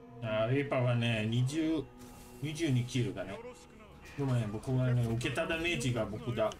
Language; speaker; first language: Japanese; non-native, fluent; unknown